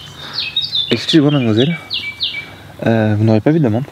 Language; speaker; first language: French; native; French